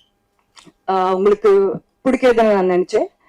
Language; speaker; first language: Tamil; non-native, learner; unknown